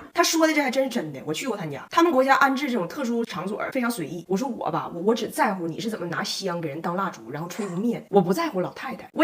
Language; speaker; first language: Chinese; native; Chinese